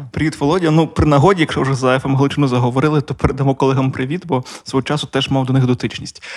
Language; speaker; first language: Ukrainian; non-native, local second language; Russian